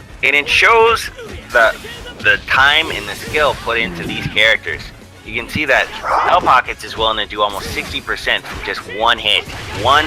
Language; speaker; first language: English; native; English